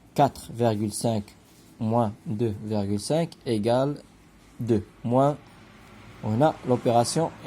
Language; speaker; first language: French; non-native, local second language; Arabic